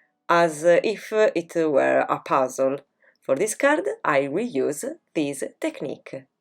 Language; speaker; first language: English; non-native, fluent; Italian